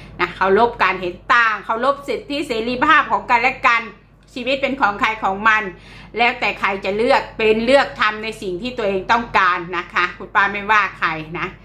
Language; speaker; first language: Thai; native; Thai